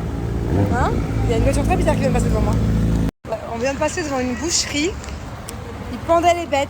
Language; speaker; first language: French; native; French